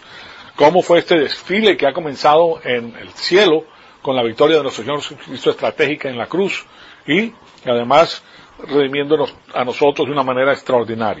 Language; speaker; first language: Spanish; native; Spanish